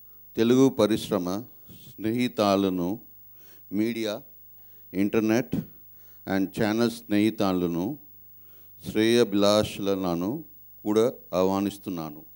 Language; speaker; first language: Telugu; native; Telugu